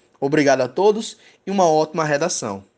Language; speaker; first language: Portuguese; native; Portuguese